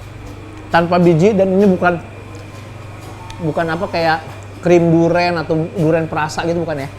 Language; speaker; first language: Indonesian; native; Indonesian